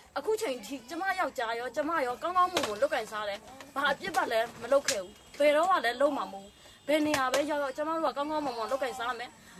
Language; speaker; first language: Burmese; native; Burmese